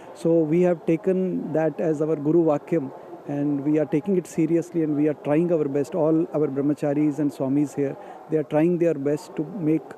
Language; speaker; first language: English; non-native, local second language; Malayalam